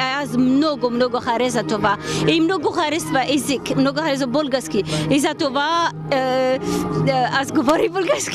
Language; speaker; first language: Bulgarian; non-native, learner; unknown